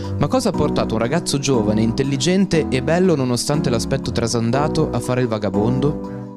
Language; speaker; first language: Italian; native; Italian